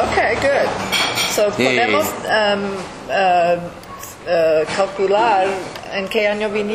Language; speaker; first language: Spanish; early bilingual, heritage; English